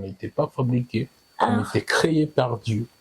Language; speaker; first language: French; non-native, fluent; Kinyarwanda